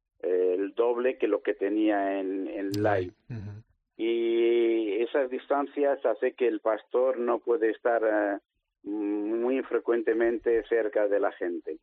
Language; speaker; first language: Spanish; native; Spanish